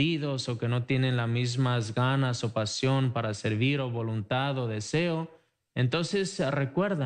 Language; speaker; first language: Spanish; native; Spanish